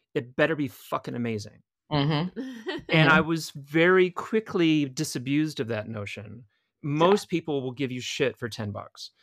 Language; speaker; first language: English; native; English